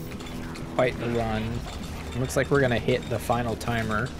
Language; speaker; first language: English; native; English